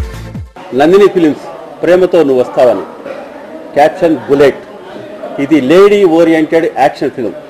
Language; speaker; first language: Telugu; native; Telugu